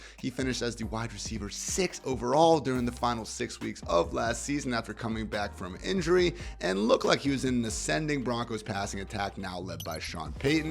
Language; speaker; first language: English; native; English